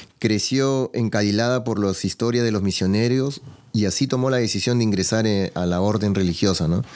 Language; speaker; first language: Spanish; native; Spanish